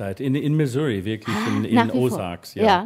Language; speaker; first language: German; non-native, fluent; English